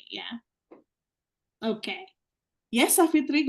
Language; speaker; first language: English; non-native, fluent; Indonesian